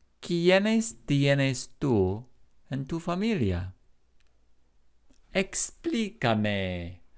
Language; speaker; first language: Spanish; non-native, fluent; English